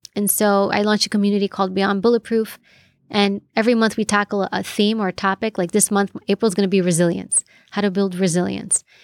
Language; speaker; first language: English; early bilingual, other home language; Greek